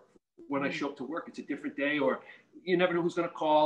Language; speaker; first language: English; native; English